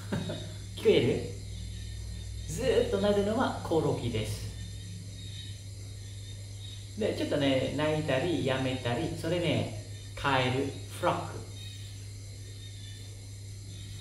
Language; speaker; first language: Japanese; non-native, fluent; Khmer